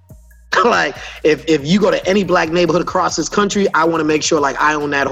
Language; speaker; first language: English; native; English